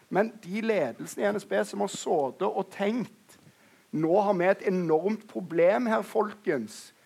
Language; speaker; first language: Norwegian; native; Norwegian